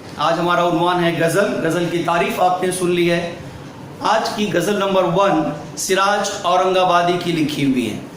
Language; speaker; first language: Urdu; native; Urdu